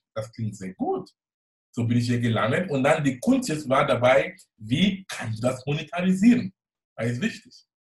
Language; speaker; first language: German; non-native, fluent; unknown